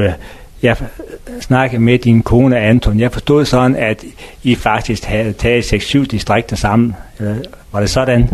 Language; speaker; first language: Danish; native; Danish